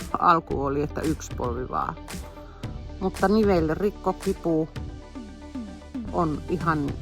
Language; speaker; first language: Finnish; native; Finnish